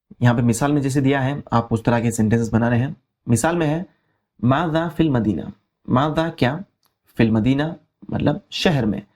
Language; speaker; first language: Urdu; native; Urdu